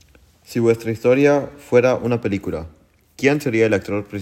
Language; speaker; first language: Spanish; non-native, learner; German